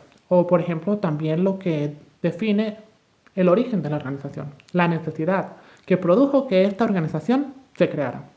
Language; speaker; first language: Spanish; native; Spanish